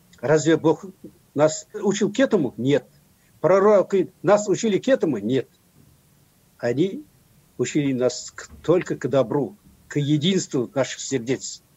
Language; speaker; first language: Russian; non-native, local second language; Kazakh